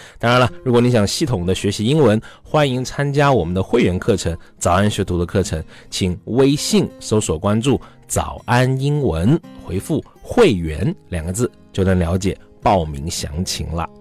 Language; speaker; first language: Chinese; native; Chinese